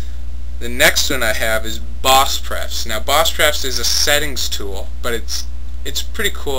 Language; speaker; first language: English; native; English